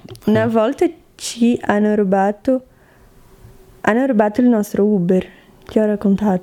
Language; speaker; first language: Italian; non-native, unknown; Portuguese